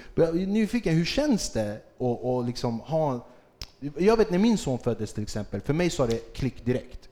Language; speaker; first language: Swedish; early bilingual, other home language; Kurdish